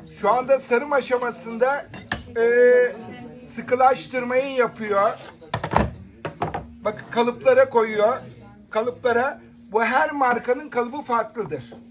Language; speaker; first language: Turkish; native; Turkish